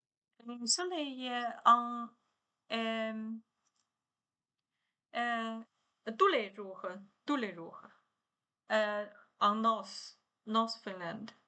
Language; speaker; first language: French; non-native, learner; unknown